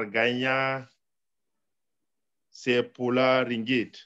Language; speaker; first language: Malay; non-native, learner; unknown